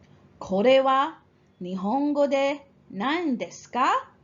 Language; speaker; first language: Japanese; non-native, fluent; English